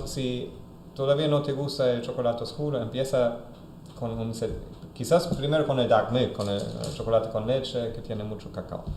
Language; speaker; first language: Spanish; non-native, fluent; German